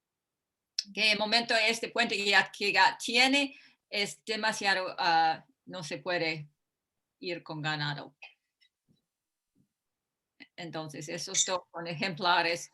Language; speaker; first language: Spanish; non-native, fluent; English